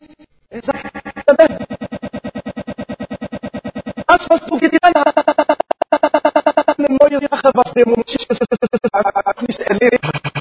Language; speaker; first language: German; non-native, learner; Arabic